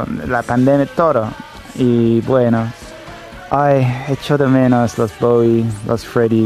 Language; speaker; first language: Spanish; non-native, fluent; English